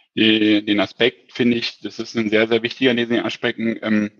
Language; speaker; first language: German; native; German